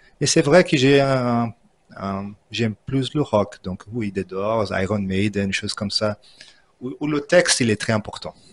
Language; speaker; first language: French; non-native, fluent; Portuguese